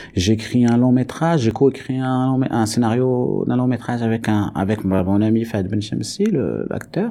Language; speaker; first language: French; non-native, local second language; Arabic